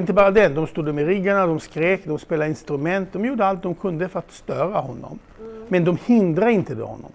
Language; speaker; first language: Swedish; non-native, fluent; Hebrew